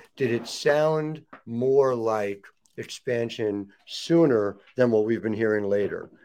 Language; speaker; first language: English; native; English